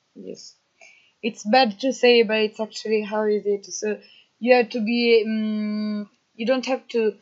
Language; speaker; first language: English; non-native, fluent; Italian